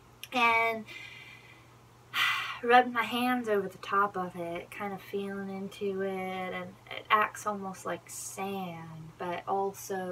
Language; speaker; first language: English; native; English